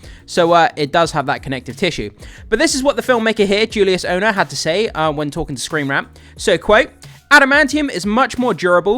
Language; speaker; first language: English; native; English